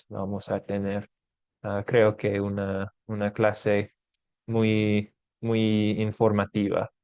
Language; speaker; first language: Spanish; non-native, fluent; English